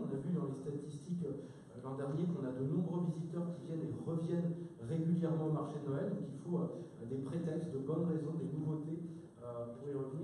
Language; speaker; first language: French; native; French